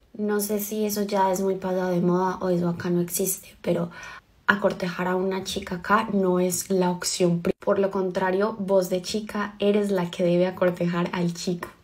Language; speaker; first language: Spanish; native; Spanish